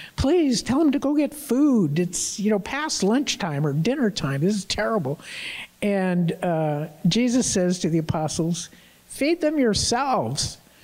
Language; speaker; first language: English; native; English